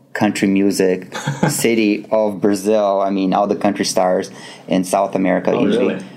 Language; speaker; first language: English; non-native, fluent; Portuguese